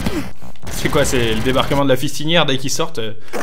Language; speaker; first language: French; native; French